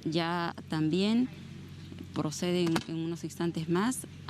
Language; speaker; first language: Spanish; native; Spanish